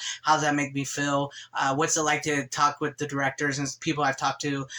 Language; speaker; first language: English; native; English